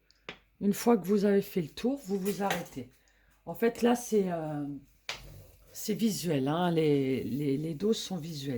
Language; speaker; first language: French; native; French